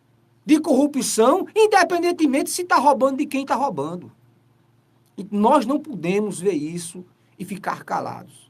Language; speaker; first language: Portuguese; native; Portuguese